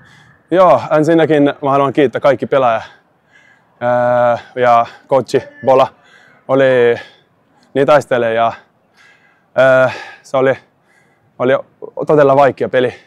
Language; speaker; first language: Finnish; non-native, learner; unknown